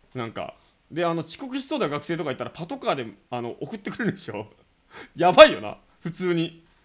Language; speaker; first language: Japanese; native; Japanese